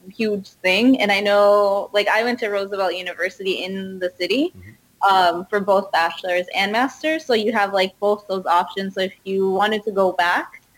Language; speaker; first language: English; early bilingual, other home language; Hindi